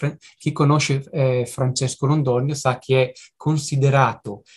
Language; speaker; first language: Italian; native; Italian